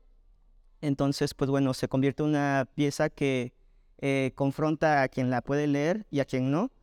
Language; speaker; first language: Spanish; native; Spanish